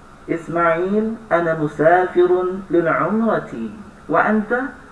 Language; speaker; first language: Arabic; non-native, fluent; Indonesian